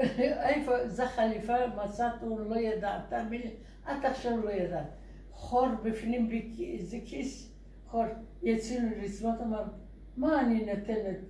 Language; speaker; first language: Hebrew; non-native, learner; Russian